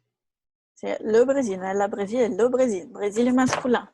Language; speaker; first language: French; non-native, fluent; Portuguese